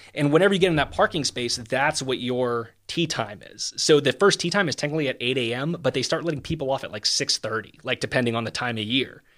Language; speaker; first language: English; native; English